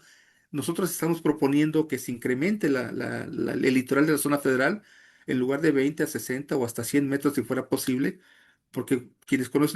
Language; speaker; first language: Spanish; native; Spanish